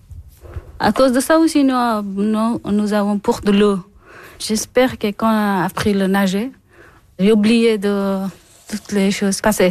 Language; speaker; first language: French; non-native, learner; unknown